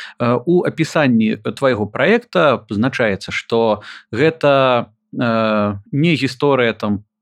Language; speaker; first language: Belarusian; non-native, local second language; Russian